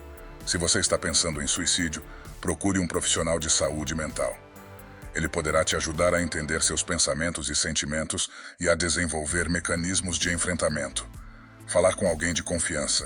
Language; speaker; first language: Portuguese; native; Portuguese